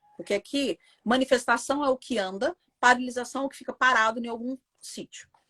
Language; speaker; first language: Portuguese; native; Portuguese